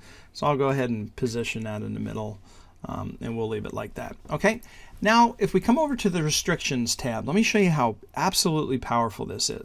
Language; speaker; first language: English; native; English